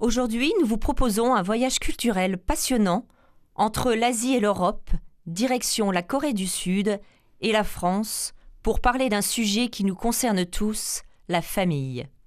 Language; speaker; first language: French; native; French